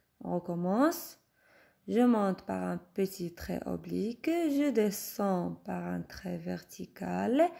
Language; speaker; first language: French; non-native, local second language; Arabic